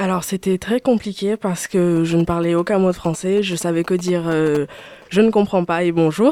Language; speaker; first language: French; early bilingual, other home language; Chinese